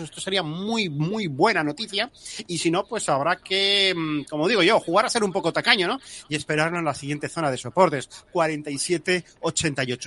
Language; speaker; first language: Spanish; native; Spanish